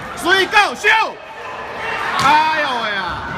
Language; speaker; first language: Chinese; native; Chinese